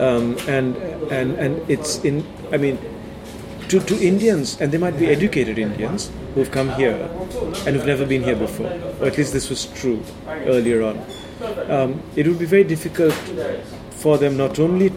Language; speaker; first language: English; non-native, local second language; Bangla